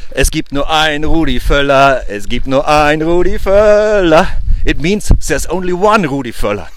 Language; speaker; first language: English; non-native, learner; German